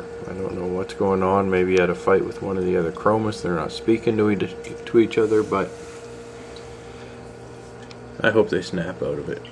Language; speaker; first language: English; native; English